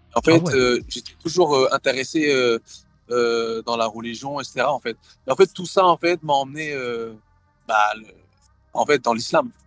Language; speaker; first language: French; early bilingual, other home language; Thai